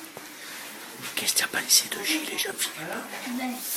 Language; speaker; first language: French; native; French